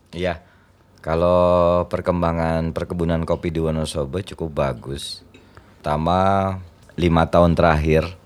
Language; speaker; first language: Indonesian; non-native, local second language; Javanese